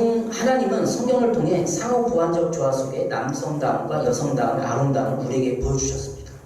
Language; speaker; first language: Korean; native; Korean